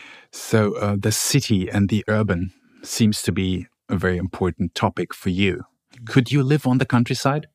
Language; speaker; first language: English; non-native, fluent; German